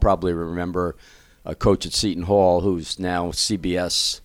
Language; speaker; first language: English; native; English